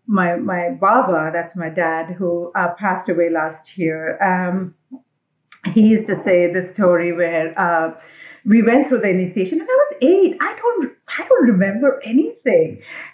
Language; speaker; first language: English; non-native, local second language; Assamese